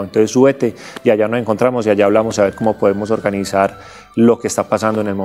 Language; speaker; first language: Spanish; native; Spanish